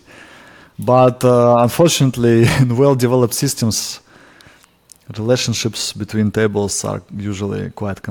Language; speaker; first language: English; non-native, fluent; Russian